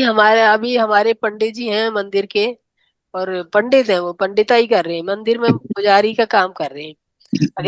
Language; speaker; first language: Hindi; native; Hindi